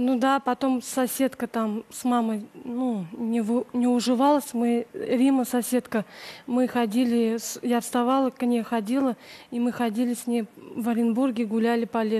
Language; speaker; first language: Russian; native; Russian